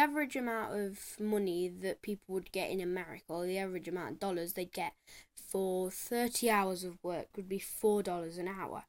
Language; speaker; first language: English; native; English